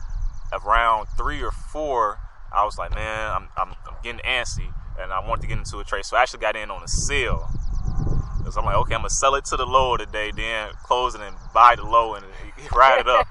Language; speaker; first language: English; native; English